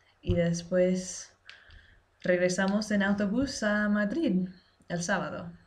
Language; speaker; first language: Spanish; non-native, learner; English